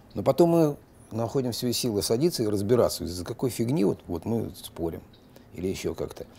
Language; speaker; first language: Russian; native; Russian